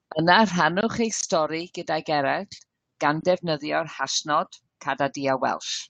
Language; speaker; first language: Welsh; non-native, learner; English